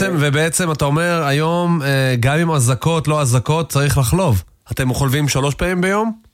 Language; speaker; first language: Hebrew; native; Hebrew